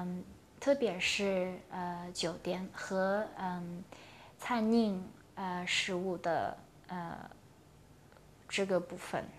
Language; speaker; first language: Chinese; non-native, local second language; Cantonese